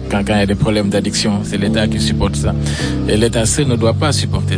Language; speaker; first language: French; non-native, local second language; Wolof